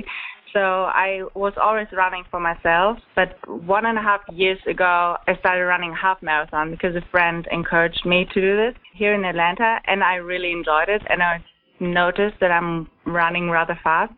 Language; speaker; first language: English; non-native, fluent; German